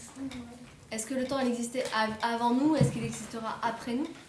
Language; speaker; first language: French; native; French